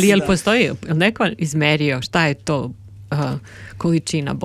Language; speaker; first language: Serbian; native; Serbian